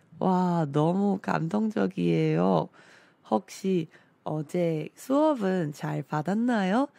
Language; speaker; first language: Korean; non-native, fluent; Chinese